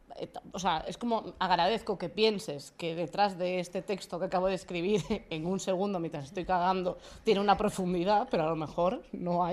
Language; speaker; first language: Spanish; native; Spanish